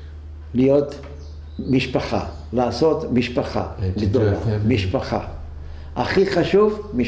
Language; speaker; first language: Hebrew; non-native, fluent; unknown